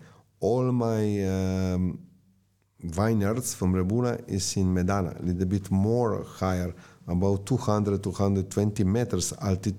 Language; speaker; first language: English; non-native, learner; Slovenian